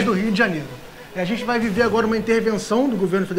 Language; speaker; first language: Portuguese; native; Portuguese